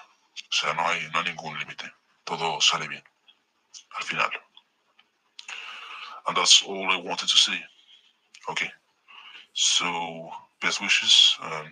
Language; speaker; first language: English; non-native, fluent; Spanish